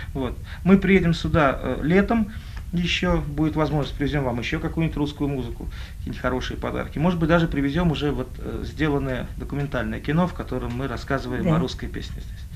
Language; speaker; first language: Russian; native; Russian